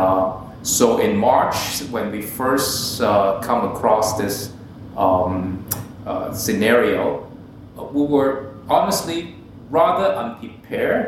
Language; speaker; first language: English; non-native, local second language; Cantonese